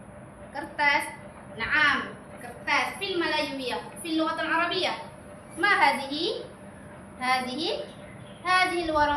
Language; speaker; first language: Arabic; non-native, learner; Malay